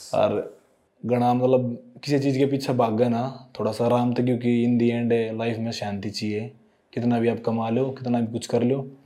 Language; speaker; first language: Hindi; native; Hindi